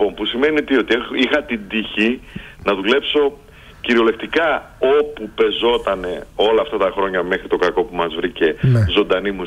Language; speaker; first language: Greek; native; Greek